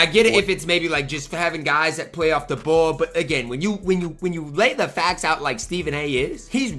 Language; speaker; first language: English; native; English